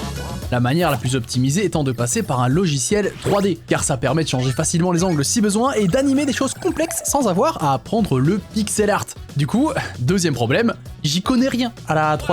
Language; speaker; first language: French; native; French